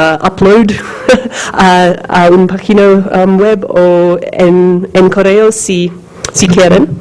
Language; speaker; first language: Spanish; non-native, learner; English